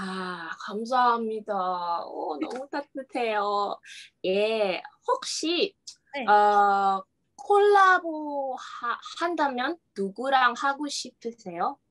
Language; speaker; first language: Korean; non-native, learner; Indonesian